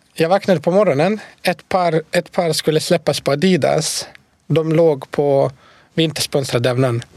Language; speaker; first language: Swedish; non-native, fluent; Bosnian